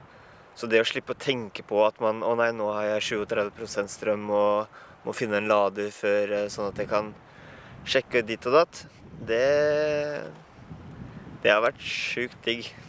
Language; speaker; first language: Norwegian; native; Norwegian